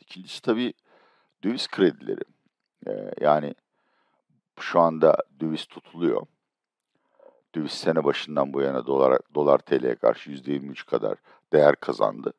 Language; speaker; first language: Turkish; native; Turkish